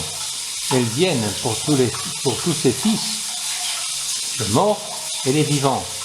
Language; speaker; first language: French; non-native, fluent; Spanish